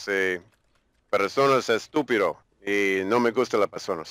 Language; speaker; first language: Spanish; non-native, learner; English